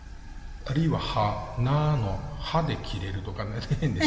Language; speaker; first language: Japanese; native; Japanese